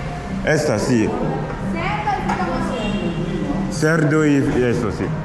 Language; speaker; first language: Spanish; non-native, learner; French